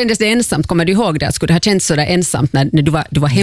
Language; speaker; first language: Swedish; native; Swedish